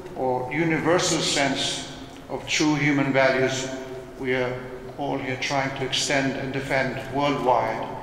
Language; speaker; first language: English; non-native, fluent; Spanish